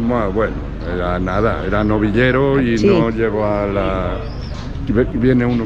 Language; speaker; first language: Spanish; native; Spanish